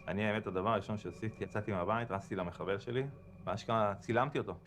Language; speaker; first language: Hebrew; native; Hebrew